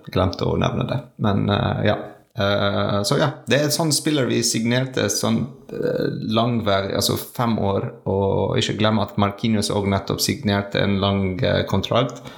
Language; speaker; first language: Norwegian; non-native, learner; French